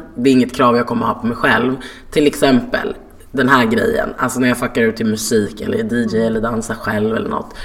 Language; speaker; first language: Swedish; native; Swedish